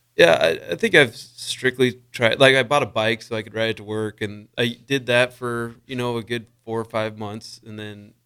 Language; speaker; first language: English; native; English